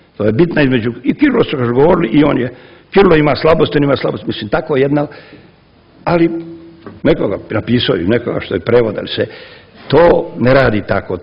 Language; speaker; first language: Serbian; native; Serbian